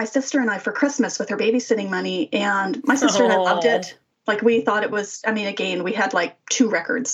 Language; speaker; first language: English; native; English